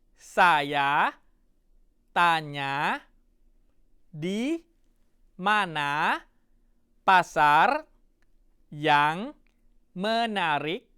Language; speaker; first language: Indonesian; non-native, fluent; Thai